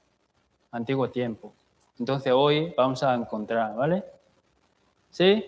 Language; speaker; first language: Spanish; non-native, fluent; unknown